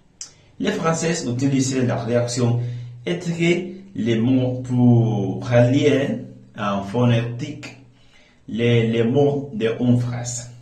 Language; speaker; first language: French; non-native, learner; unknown